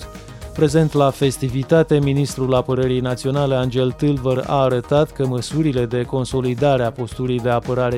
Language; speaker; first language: Romanian; native; Romanian